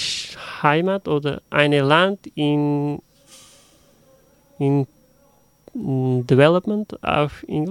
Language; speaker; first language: German; non-native, learner; Uzbek